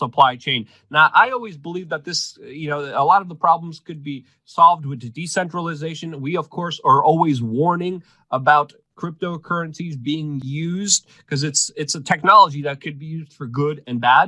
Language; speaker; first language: English; non-native, fluent; Polish